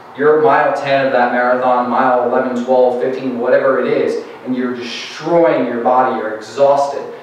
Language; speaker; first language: English; native; English